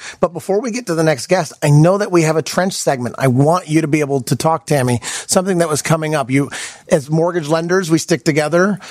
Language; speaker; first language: English; native; English